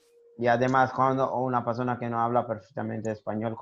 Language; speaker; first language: Spanish; non-native, learner; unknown